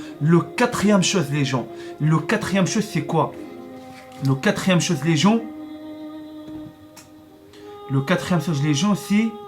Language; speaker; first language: French; non-native, learner; Arabic